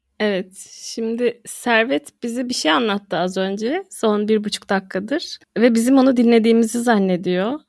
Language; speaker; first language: Turkish; native; Turkish